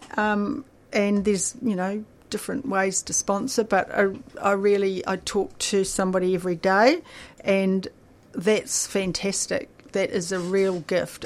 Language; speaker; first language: English; native; English